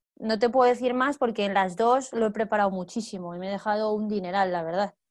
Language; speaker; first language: Spanish; native; Spanish